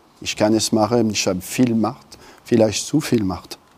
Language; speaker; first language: German; non-native, local second language; French